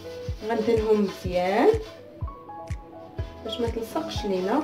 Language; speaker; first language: Arabic; native; Arabic